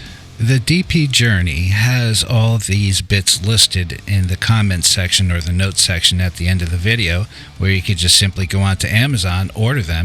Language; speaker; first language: English; native; English